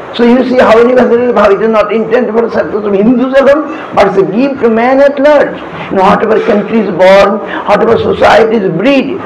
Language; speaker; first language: English; non-native, local second language; Bangla